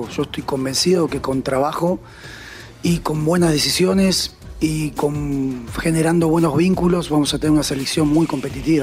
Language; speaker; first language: Spanish; native; Spanish